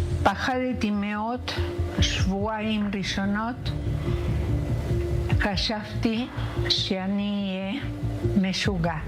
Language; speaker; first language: Hebrew; non-native, learner; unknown